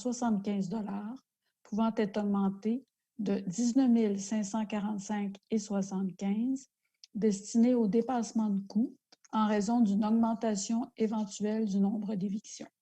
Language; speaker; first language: French; native; French